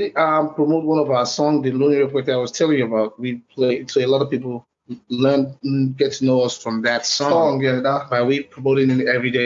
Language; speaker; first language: English; non-native, local second language; Yoruba